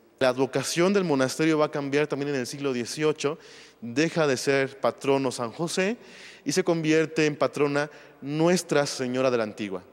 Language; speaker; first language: Spanish; native; Spanish